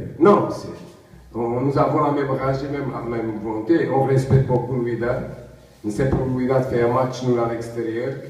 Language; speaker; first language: French; non-native, learner; Portuguese